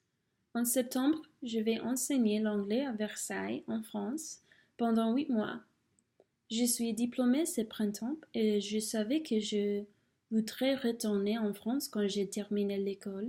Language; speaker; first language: French; non-native, fluent; English